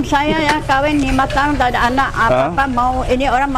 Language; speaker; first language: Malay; non-native, local second language; Min Nan Chinese